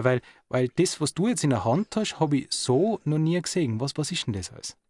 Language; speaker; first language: German; native; German